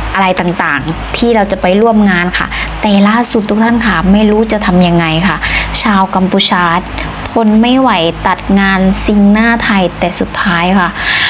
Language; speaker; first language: Thai; native; Thai